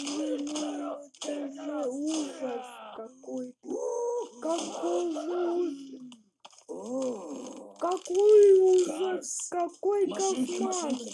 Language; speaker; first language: Russian; early bilingual, heritage; Russian